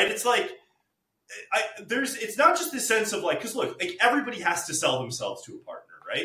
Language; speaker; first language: English; native; English